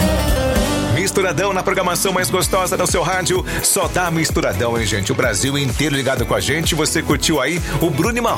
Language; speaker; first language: Portuguese; native; Portuguese